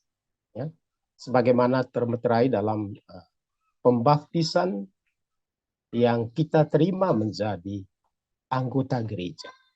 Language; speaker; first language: Indonesian; native; Indonesian